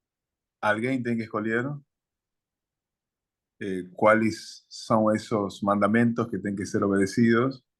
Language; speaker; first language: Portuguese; non-native, learner; Spanish